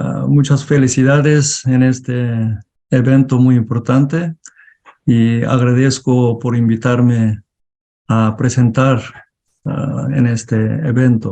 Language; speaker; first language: Spanish; non-native, learner; Korean